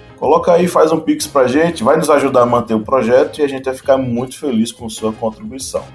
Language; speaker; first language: Portuguese; native; Portuguese